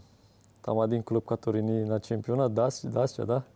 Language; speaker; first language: Russian; non-native, learner; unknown